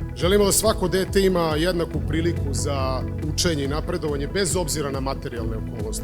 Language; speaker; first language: Serbian; native; Serbian